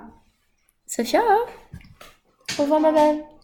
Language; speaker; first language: French; non-native, fluent; English